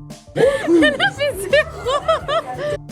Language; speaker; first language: French; native; French